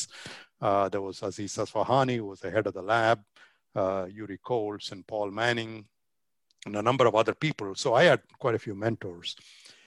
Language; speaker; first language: English; non-native, local second language; Tamil